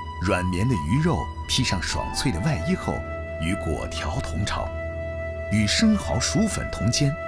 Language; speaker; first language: Chinese; native; Chinese